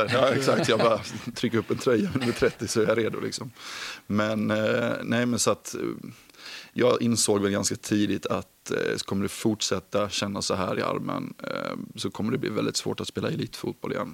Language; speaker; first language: Swedish; native; Swedish